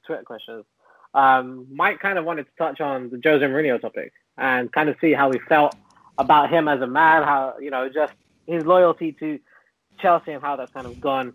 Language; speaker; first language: English; native; English